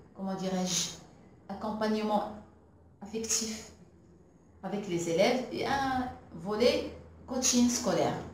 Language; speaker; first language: French; non-native, local second language; Arabic